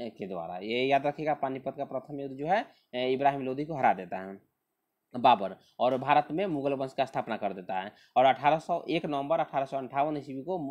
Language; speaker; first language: Hindi; native; Hindi